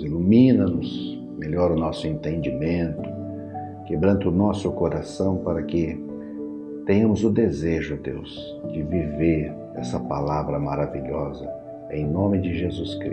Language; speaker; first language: Portuguese; native; Portuguese